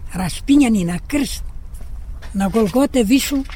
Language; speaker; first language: Croatian; early bilingual, heritage; Croatian